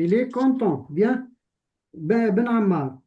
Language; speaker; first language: French; non-native, local second language; Arabic